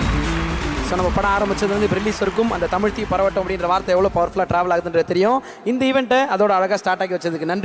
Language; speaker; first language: Tamil; native; Tamil